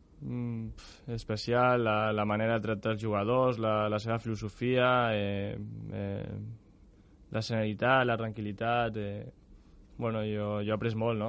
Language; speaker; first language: Catalan; non-native, local second language; Spanish